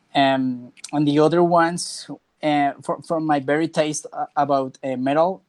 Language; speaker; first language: English; non-native, fluent; Spanish